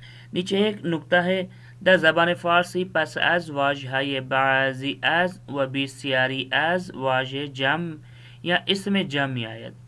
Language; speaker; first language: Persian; non-native, fluent; Urdu